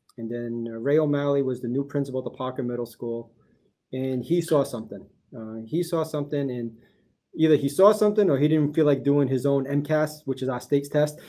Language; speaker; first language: English; early bilingual, other home language; Portuguese